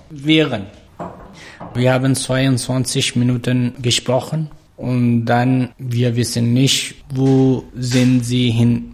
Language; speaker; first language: German; non-native, learner; Pashto